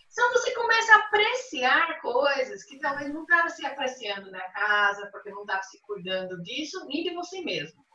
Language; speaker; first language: Portuguese; non-native, fluent; English